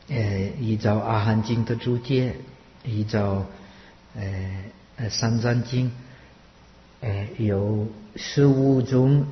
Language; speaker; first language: Chinese; non-native, fluent; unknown